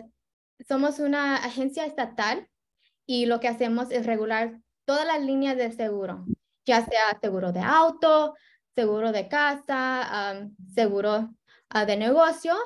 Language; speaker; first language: Spanish; early bilingual, heritage; Spanish